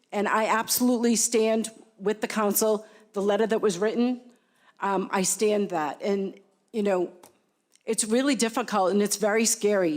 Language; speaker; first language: English; native; English